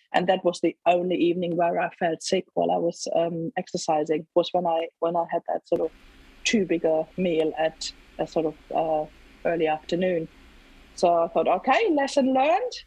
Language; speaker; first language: English; non-native, fluent; German